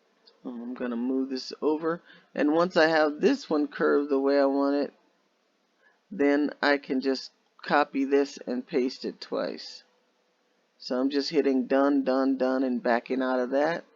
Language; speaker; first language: English; native; English